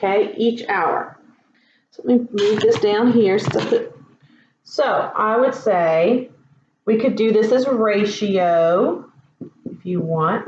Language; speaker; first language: English; native; English